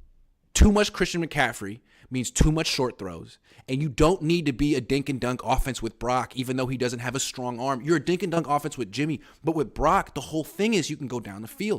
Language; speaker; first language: English; native; English